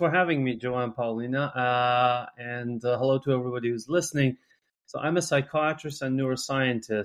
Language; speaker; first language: English; non-native, fluent; Persian